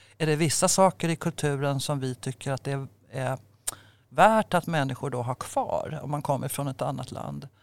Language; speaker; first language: Swedish; native; Swedish